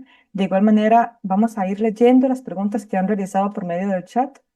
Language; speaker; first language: Spanish; native; Spanish